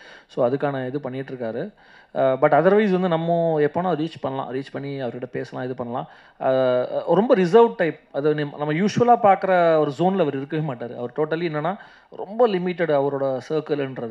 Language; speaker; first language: Tamil; native; Tamil